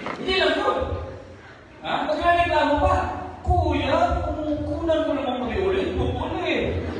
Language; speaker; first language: Filipino; non-native, local second language; Hiligaynon